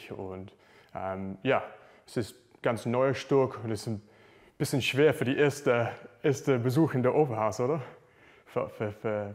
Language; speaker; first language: German; non-native, learner; English